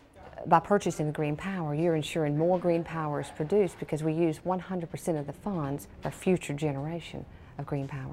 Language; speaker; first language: English; native; English